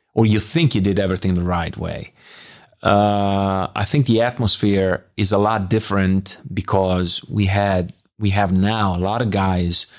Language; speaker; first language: English; non-native, fluent; Italian